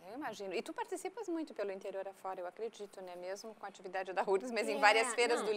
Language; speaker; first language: Portuguese; native; Portuguese